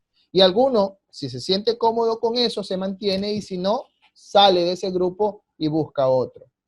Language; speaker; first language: Spanish; native; Spanish